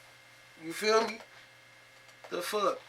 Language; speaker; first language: English; native; English